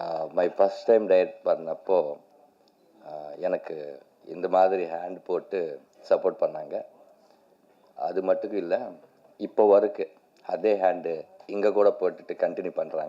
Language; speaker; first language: Tamil; non-native, learner; Telugu